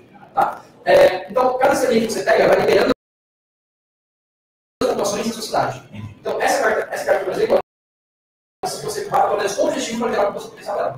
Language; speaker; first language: Portuguese; native; Portuguese